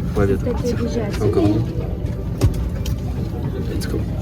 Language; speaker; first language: French; native; French